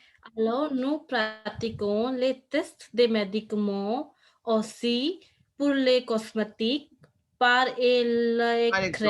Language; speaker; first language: French; non-native, learner; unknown